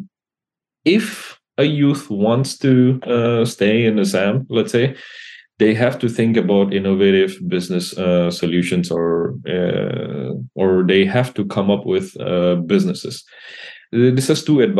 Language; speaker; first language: English; non-native, local second language; Assamese